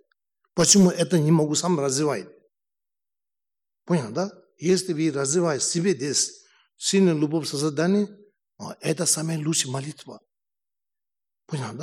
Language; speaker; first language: Russian; non-native, learner; Tibetan